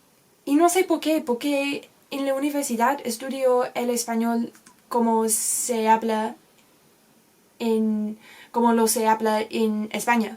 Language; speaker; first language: Spanish; non-native, learner; English